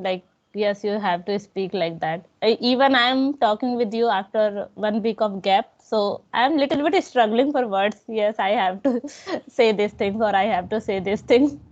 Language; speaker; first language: English; non-native, local second language; Hindi